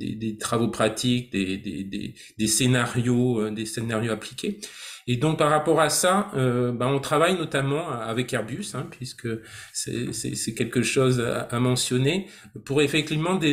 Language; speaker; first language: French; native; French